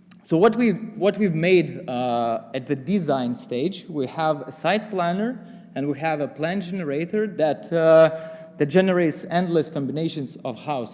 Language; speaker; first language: English; non-native, fluent; Lithuanian